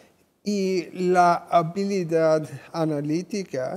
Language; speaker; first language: Spanish; non-native, fluent; English